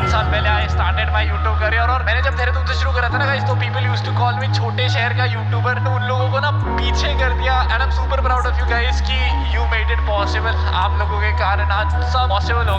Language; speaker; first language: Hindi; native; Hindi